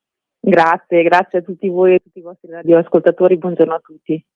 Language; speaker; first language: Italian; native; Italian